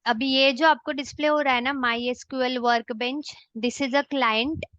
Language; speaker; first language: Hindi; non-native, local second language; Marathi